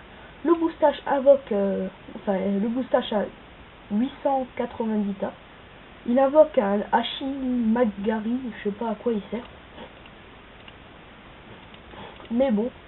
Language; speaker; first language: French; native; French